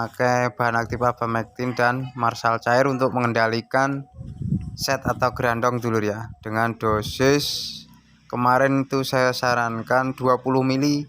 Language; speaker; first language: Indonesian; non-native, local second language; Javanese